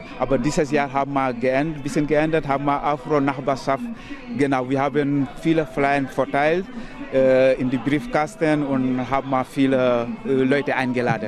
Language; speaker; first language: German; non-native, learner; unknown